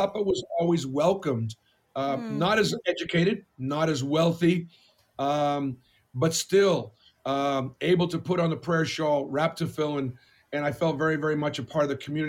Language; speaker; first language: English; native; English